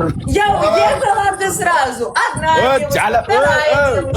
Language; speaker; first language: Russian; native; Russian